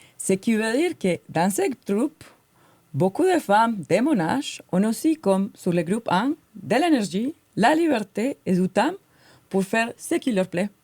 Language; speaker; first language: French; non-native, fluent; Spanish